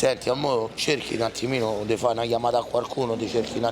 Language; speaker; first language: Italian; native; Italian